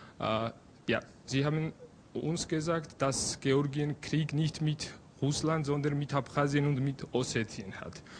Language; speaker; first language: German; non-native, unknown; Georgian